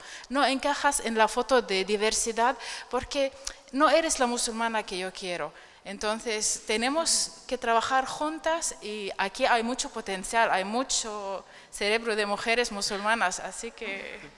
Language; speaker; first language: Spanish; non-native, fluent; Arabic